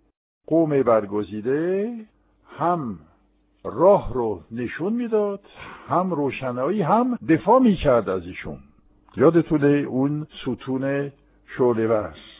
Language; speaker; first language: Persian; non-native, fluent; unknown